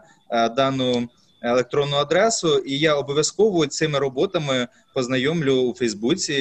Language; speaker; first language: Ukrainian; native; Ukrainian